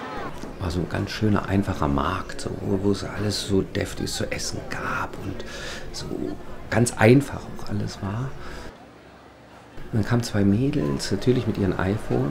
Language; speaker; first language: German; native; German